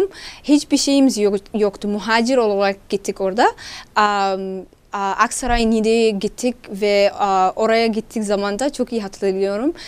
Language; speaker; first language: Turkish; non-native, learner; Somali